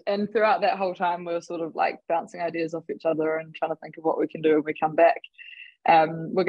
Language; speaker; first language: English; native; English